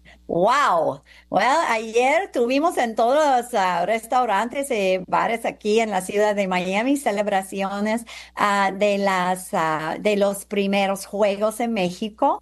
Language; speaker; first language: Spanish; non-native, fluent; English